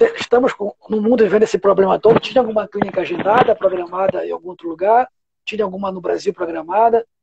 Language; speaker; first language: Portuguese; native; Portuguese